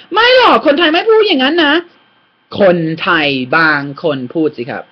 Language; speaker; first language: Thai; non-native, fluent; English